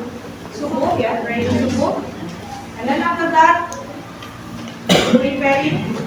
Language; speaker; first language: English; non-native, fluent; Indonesian